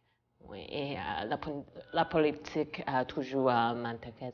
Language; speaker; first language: French; non-native, fluent; Chinese